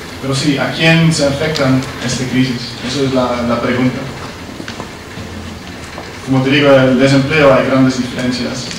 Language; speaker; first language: Spanish; non-native, learner; Dutch